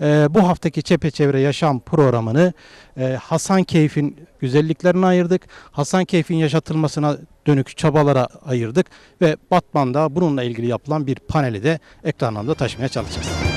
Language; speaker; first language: Turkish; native; Turkish